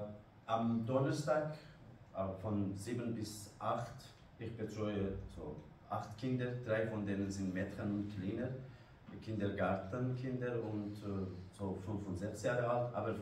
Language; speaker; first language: German; non-native, learner; Kurdish